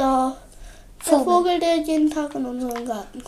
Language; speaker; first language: German; native; German